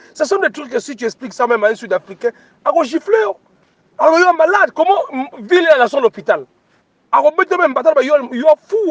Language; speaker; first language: French; non-native, local second language; Lingala